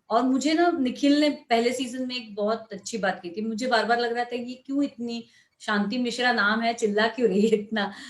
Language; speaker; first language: Hindi; non-native, local second language; Marathi